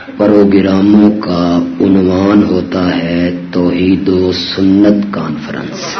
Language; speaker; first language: Urdu; non-native, local second language; Pashto